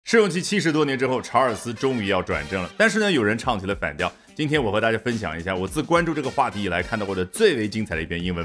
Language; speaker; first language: Chinese; native; Chinese